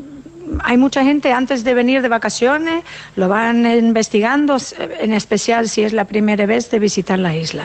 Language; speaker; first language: Spanish; non-native, fluent; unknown